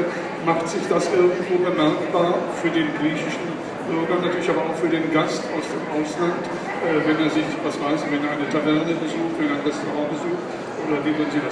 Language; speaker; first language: German; native; German